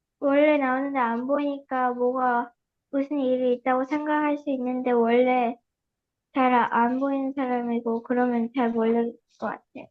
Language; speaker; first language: Korean; early bilingual, heritage; Korean